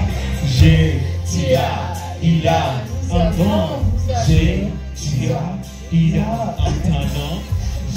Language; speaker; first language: French; non-native, local second language; Rundi